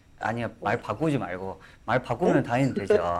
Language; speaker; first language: Korean; non-native, fluent; Chinese